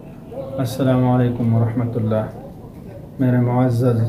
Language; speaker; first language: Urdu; non-native, local second language; Pashto